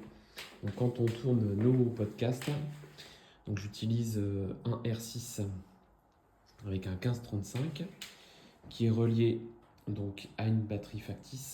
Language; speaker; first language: French; native; French